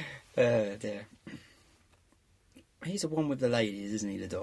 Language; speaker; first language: English; native; English